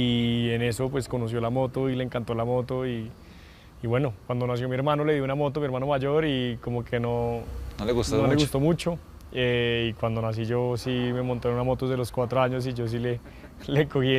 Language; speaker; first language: Spanish; native; Spanish